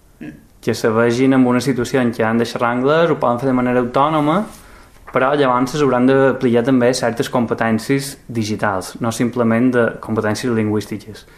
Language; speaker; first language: Catalan; native; Catalan